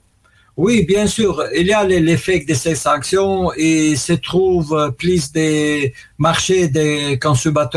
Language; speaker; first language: French; non-native, learner; Russian